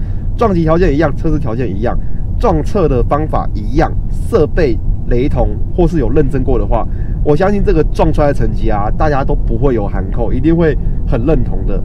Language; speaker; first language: Chinese; native; Chinese